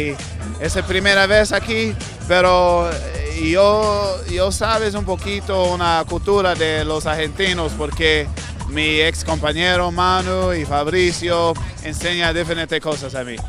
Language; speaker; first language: Spanish; non-native, learner; English